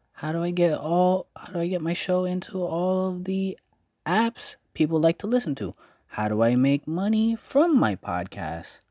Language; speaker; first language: English; native; English